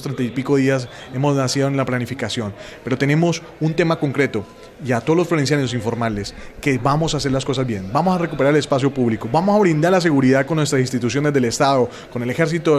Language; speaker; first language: Spanish; native; Spanish